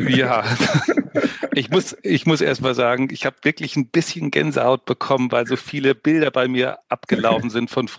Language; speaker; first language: German; native; German